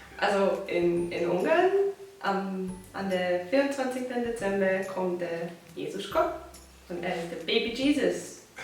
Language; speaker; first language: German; non-native, fluent; Hungarian